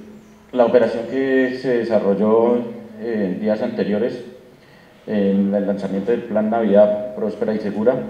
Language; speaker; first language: Spanish; native; Spanish